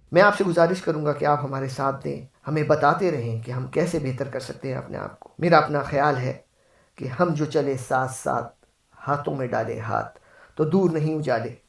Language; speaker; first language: Urdu; native; Urdu